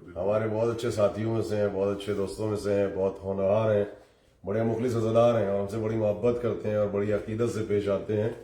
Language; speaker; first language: Urdu; native; Urdu